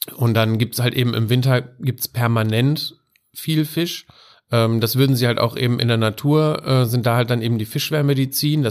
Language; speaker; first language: German; native; German